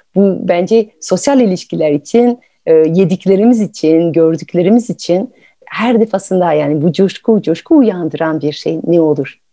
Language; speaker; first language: Turkish; non-native, fluent; French